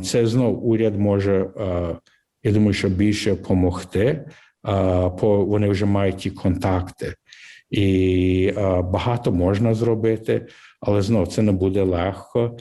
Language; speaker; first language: Ukrainian; early bilingual, heritage; English